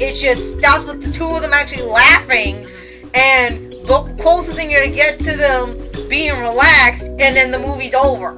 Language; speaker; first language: English; native; English